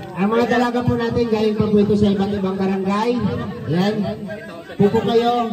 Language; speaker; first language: Filipino; non-native, local second language; Cebuano